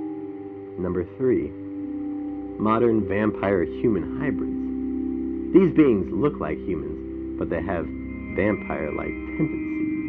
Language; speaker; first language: English; native; English